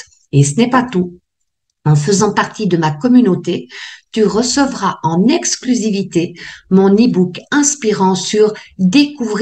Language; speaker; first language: French; native; French